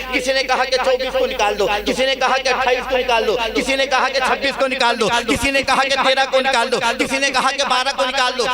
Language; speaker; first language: Urdu; native; Urdu